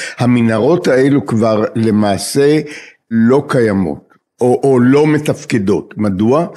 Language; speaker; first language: Hebrew; native; Hebrew